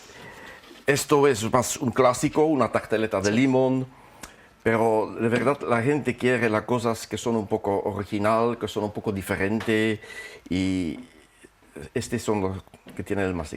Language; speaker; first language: Spanish; non-native, fluent; French